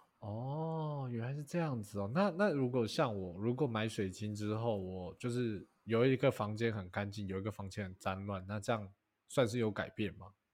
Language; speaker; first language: Chinese; native; Chinese